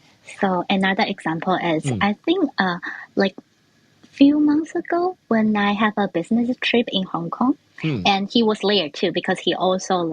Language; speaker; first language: English; non-native, fluent; Chinese